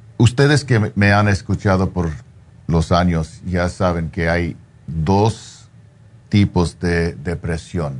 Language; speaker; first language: Spanish; non-native, fluent; English